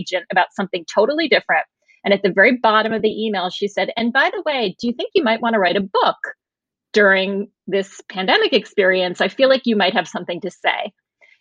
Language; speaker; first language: English; native; English